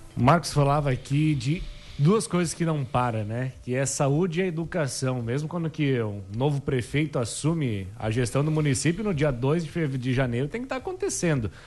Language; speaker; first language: Portuguese; native; Portuguese